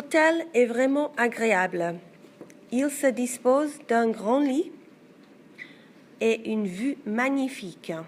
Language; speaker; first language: French; non-native, learner; English